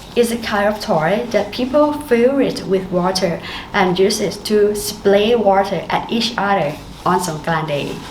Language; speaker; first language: English; non-native, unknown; Thai